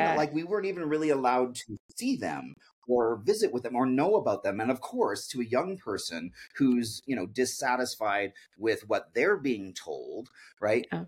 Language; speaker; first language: English; native; English